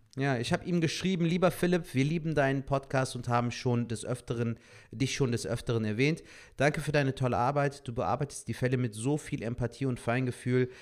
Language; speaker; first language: German; native; German